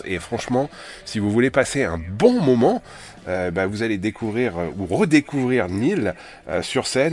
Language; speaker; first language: French; native; French